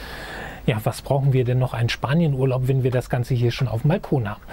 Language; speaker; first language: German; native; German